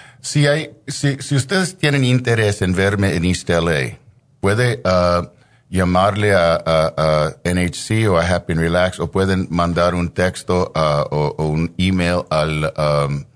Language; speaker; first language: Spanish; early bilingual, heritage; Spanish